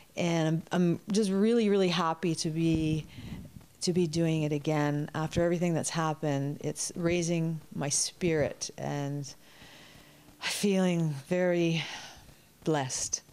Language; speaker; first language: English; early bilingual, other home language; Spanish